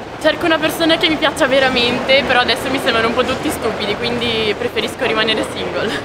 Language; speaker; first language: Italian; native; Italian